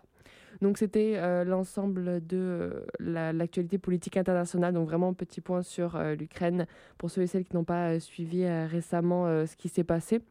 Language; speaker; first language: French; native; French